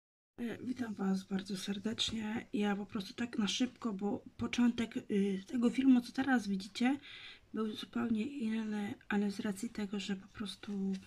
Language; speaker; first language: Polish; native; Polish